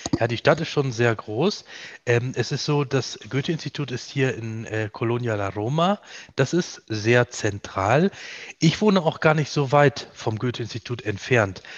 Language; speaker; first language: German; native; German